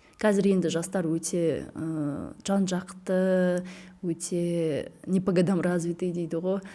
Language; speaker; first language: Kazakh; non-native, local second language; Chechen